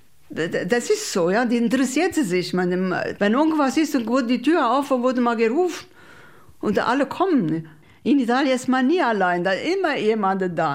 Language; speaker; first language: German; non-native, fluent; Italian